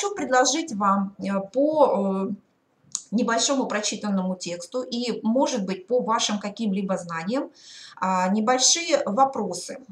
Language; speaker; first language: Russian; native; Russian